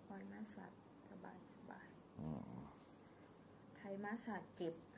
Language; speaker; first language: Thai; native; Thai